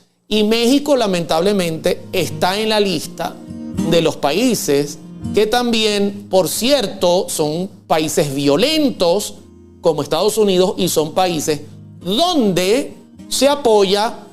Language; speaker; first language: Spanish; native; Spanish